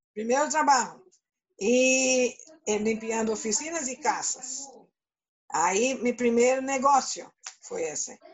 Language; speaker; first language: Spanish; non-native, learner; Portuguese